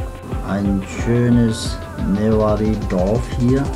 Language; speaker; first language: German; non-native, fluent; Nepali